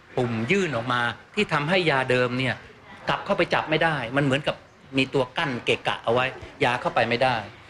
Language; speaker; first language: Thai; native; Thai